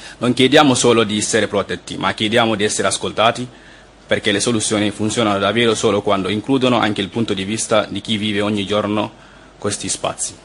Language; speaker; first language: Italian; non-native, fluent; Fula